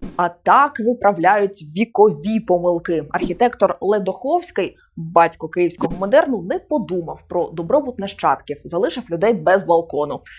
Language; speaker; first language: Ukrainian; native; Ukrainian